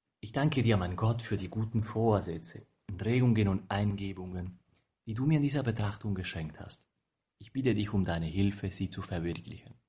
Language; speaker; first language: German; non-native, fluent; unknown